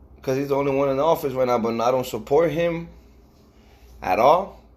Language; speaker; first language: English; early bilingual, other home language; Spanish